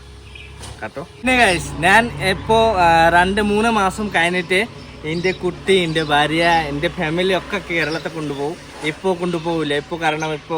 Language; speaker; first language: Malayalam; non-native, learner; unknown